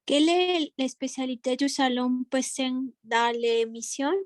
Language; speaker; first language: French; non-native, learner; Spanish